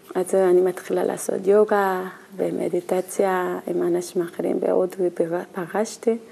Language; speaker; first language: Hebrew; non-native, fluent; Korean